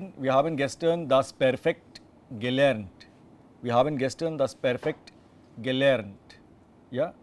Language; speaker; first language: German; non-native, fluent; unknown